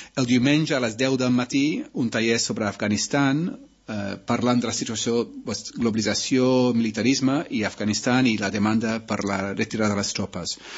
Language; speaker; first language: Catalan; non-native, local second language; Spanish